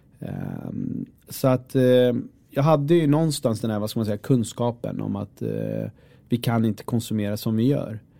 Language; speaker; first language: Swedish; early bilingual, other home language; Kurdish